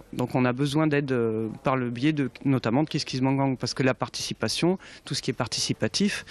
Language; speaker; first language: French; native; French